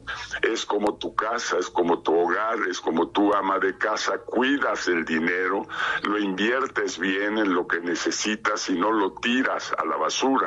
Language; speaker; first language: Spanish; native; Spanish